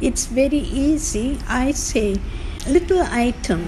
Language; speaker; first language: English; non-native, local second language; Tamil